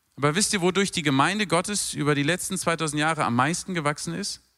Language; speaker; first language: German; native; German